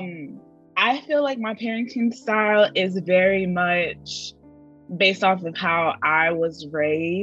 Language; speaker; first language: English; native; English